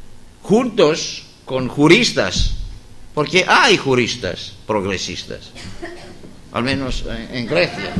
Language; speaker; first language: Spanish; non-native, fluent; Greek